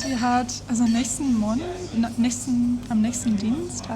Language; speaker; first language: German; non-native, fluent; English